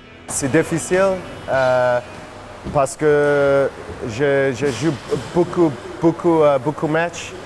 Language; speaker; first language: French; non-native, learner; English